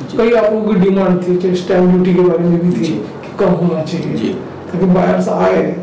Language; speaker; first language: Hindi; non-native, local second language; Marathi